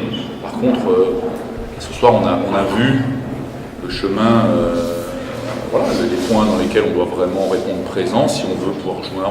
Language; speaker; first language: French; native; French